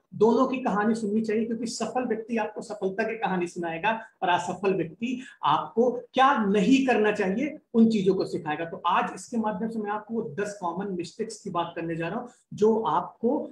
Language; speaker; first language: Hindi; native; Hindi